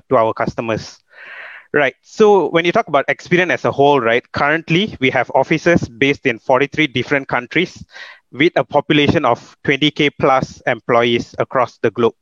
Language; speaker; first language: English; non-native, local second language; Malay